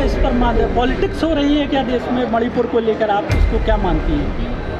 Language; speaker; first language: Hindi; native; Hindi